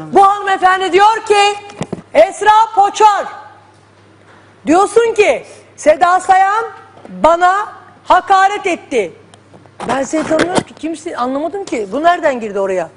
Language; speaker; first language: Turkish; native; Turkish